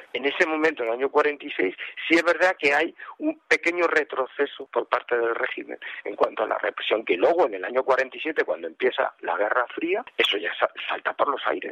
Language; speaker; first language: Spanish; native; Spanish